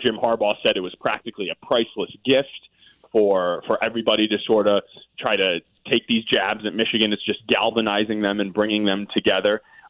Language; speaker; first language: English; native; English